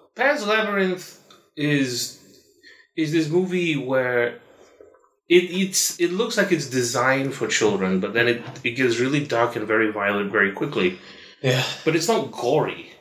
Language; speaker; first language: English; non-native, local second language; Malay